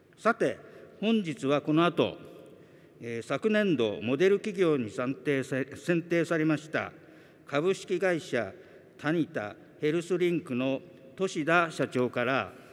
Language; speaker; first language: Japanese; native; Japanese